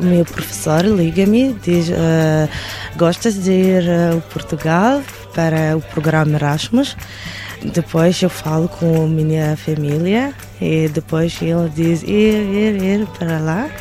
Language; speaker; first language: Portuguese; non-native, learner; Arabic